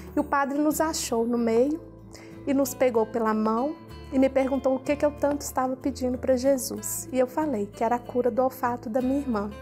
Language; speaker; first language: Portuguese; native; Portuguese